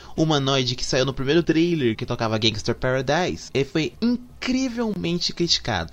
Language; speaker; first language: Portuguese; native; Portuguese